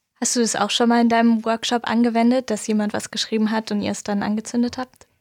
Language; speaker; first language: German; native; German